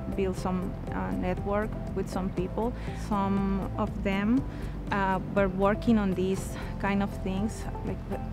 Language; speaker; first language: English; non-native, fluent; Spanish